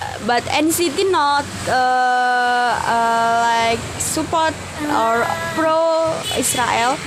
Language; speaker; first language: English; non-native, learner; Indonesian